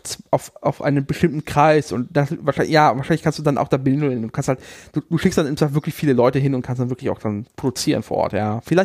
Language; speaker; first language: German; native; German